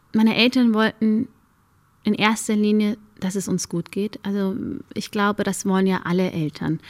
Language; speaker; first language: German; early bilingual, other home language; Amharic